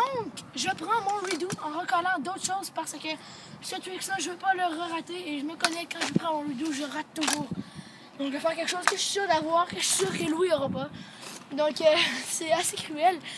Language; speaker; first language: French; native; French